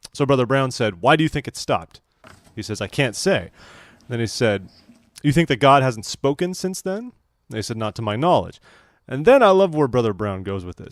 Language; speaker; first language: English; native; English